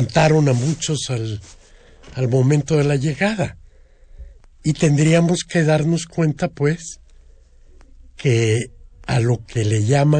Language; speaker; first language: Spanish; native; Spanish